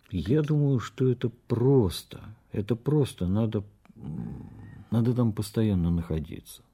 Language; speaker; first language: Russian; native; Russian